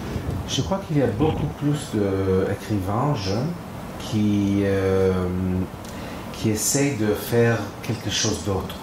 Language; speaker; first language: French; non-native, fluent; Hebrew